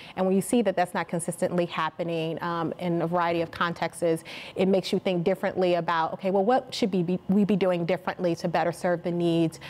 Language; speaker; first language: English; native; English